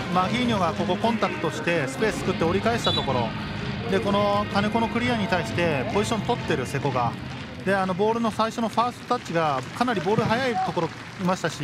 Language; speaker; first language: Japanese; native; Japanese